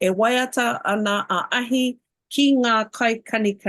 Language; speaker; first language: Māori; non-native, local second language; English